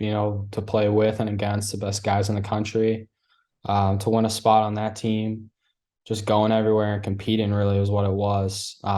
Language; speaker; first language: English; native; English